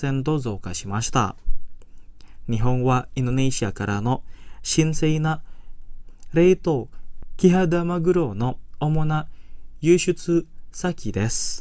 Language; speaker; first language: Japanese; non-native, fluent; Indonesian